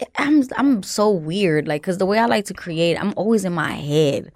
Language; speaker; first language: English; early bilingual, other home language; Haitian Creole